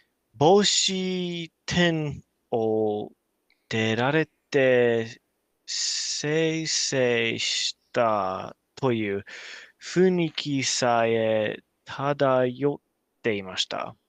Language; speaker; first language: Japanese; non-native, learner; English